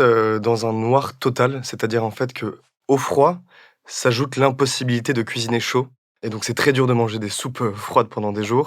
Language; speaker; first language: French; native; French